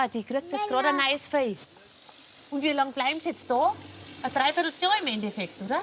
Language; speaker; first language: German; native; German